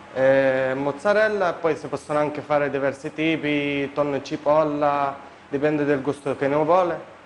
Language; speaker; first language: Italian; non-native, fluent; Arabic